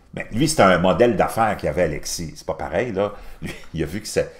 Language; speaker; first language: French; native; French